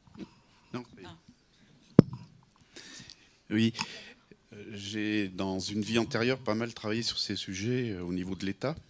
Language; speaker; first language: French; native; French